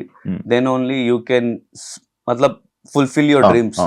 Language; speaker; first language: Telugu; non-native, learner; Hindi